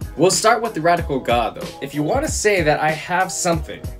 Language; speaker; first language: English; native; English